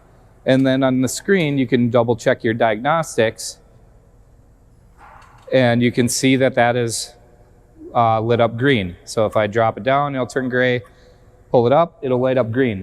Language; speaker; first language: English; native; English